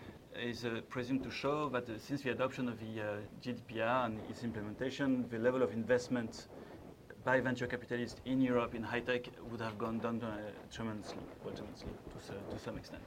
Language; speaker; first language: English; non-native, fluent; French